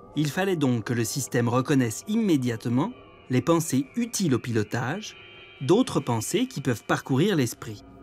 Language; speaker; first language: French; native; French